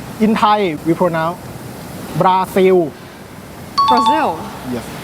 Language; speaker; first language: English; non-native, learner; Thai